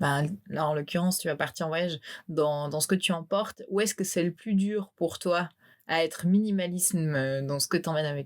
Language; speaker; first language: French; native; French